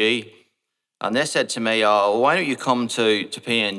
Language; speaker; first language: English; native; English